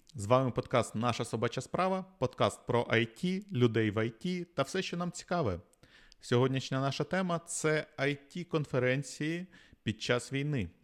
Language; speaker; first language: Ukrainian; non-native, local second language; Russian